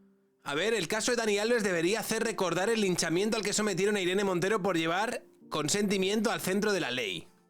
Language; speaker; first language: Spanish; native; Spanish